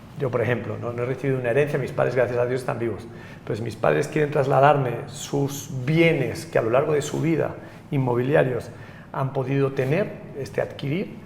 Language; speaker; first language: Spanish; native; Spanish